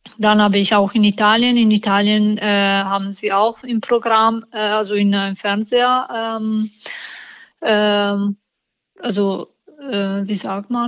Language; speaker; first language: German; non-native, learner; Italian